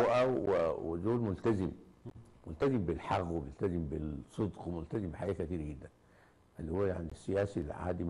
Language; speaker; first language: Arabic; native; Arabic